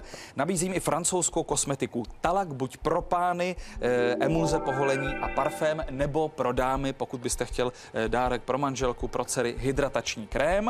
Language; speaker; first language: Czech; native; Czech